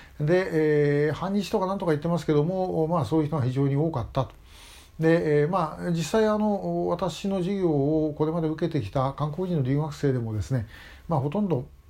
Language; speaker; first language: Japanese; native; Japanese